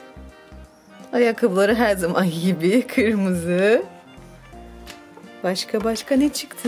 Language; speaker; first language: Turkish; native; Turkish